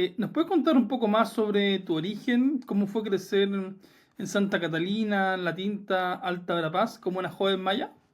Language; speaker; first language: Spanish; native; Spanish